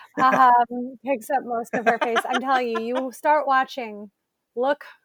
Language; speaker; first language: English; native; English